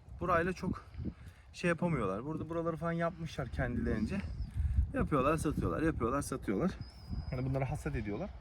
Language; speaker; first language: Turkish; early bilingual, heritage; Turkish